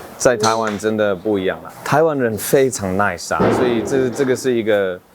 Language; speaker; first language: Chinese; non-native, fluent; Dutch